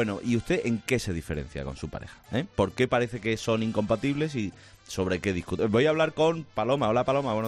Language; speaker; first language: Spanish; native; Spanish